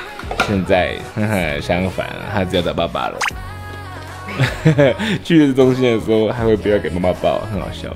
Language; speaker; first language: Chinese; native; Chinese